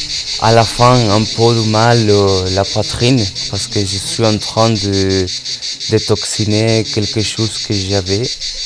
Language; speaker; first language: French; non-native, learner; Spanish